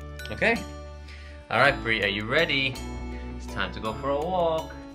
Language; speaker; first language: English; native; English